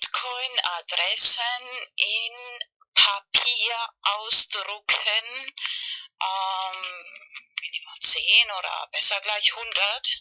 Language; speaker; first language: German; non-native, fluent; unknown